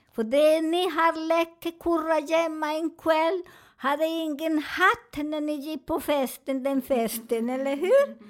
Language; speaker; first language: Swedish; non-native, learner; Spanish